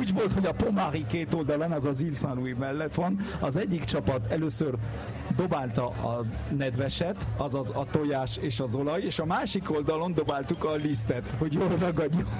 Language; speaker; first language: Hungarian; early bilingual, heritage; French